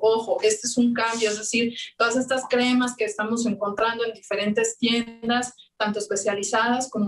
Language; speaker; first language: Spanish; native; Spanish